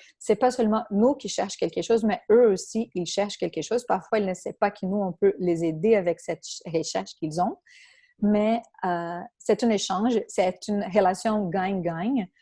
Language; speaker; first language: French; non-native, fluent; Portuguese